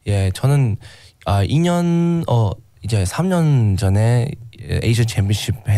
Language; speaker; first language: Korean; non-native, learner; English